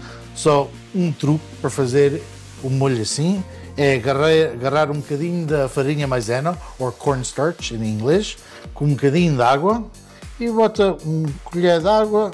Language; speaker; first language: Portuguese; early bilingual, heritage; Portuguese